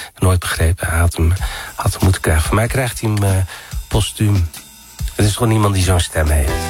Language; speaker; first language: Dutch; early bilingual, other home language; Arabic